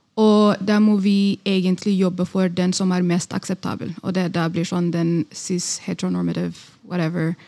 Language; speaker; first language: Norwegian; non-native, fluent; Amharic